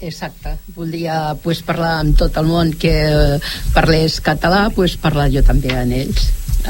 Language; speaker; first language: Catalan; non-native, local second language; Spanish